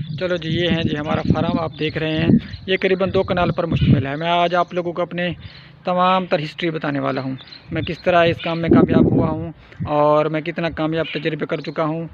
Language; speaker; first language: Urdu; non-native, local second language; Saraiki